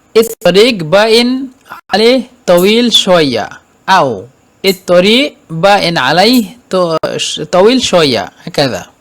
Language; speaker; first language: Egyptian Arabic; non-native, fluent; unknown